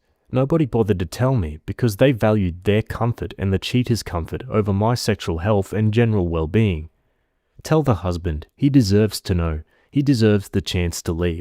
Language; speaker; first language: English; native; English